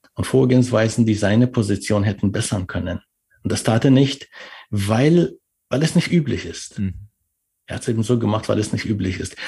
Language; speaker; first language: German; non-native, fluent; Persian